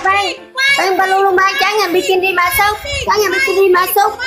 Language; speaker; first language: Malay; non-native, learner; Vietnamese